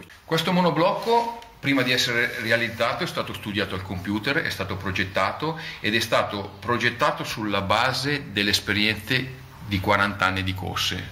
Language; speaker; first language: Italian; native; Italian